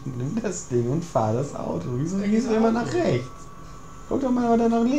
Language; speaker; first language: German; native; German